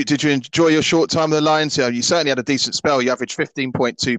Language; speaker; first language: English; native; English